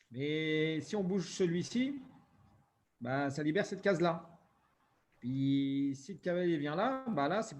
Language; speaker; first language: French; native; French